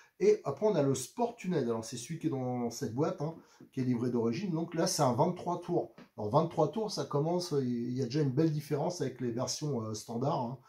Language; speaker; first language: French; native; French